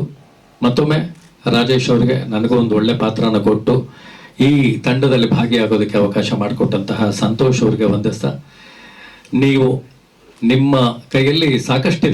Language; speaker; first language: Kannada; native; Kannada